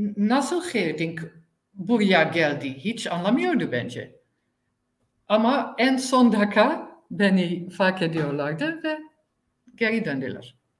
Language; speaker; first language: Turkish; non-native, learner; Dutch